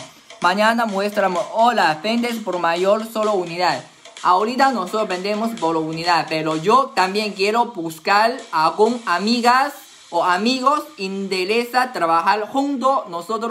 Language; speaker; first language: Spanish; non-native, learner; Chinese